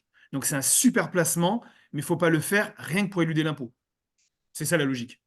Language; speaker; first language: French; native; French